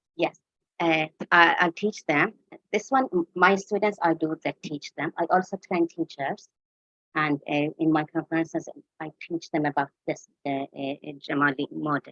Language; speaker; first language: English; non-native, fluent; Arabic